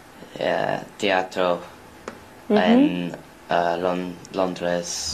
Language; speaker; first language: Spanish; non-native, learner; English